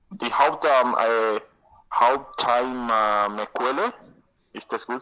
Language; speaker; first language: German; non-native, learner; Spanish